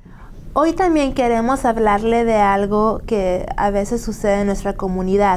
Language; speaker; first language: Spanish; native; Spanish